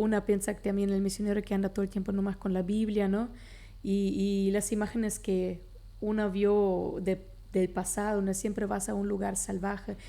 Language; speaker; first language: Spanish; non-native, local second language; Plautdietsch